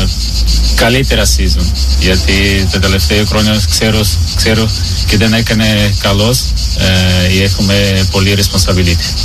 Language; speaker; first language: Greek; non-native, learner; Portuguese